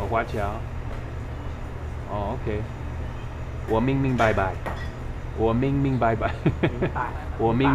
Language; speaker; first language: Chinese; non-native, learner; English